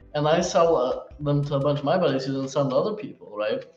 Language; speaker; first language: English; native; English